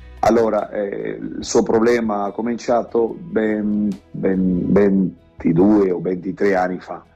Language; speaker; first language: Italian; non-native, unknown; Romanian